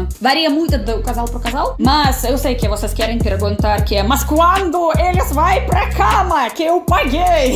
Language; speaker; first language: Portuguese; non-native, fluent; Russian